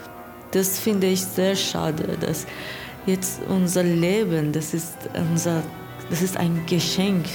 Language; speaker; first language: German; non-native, learner; Persian